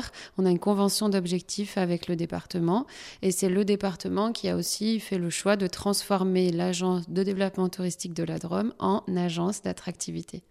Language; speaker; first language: French; native; French